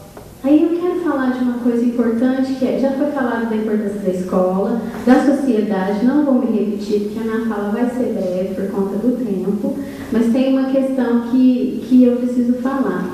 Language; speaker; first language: Portuguese; native; Portuguese